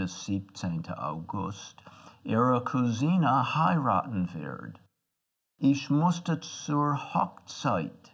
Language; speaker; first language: German; non-native, fluent; English